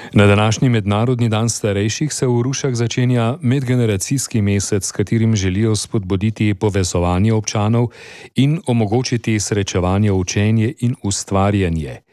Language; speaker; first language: Slovenian; native; Slovenian